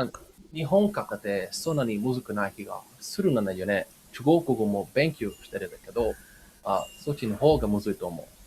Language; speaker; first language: Japanese; non-native, learner; English